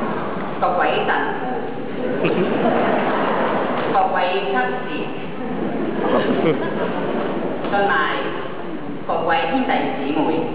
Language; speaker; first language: Chinese; non-native, fluent; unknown